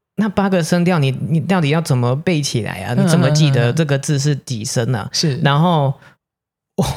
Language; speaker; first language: Chinese; non-native, fluent; English